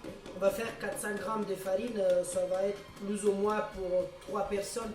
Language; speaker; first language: French; non-native, fluent; Italian